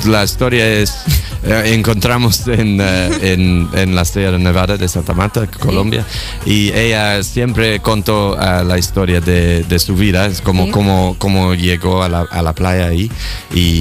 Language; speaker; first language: Spanish; non-native, fluent; English